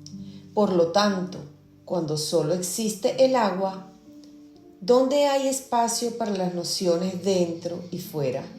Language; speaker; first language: Spanish; native; Spanish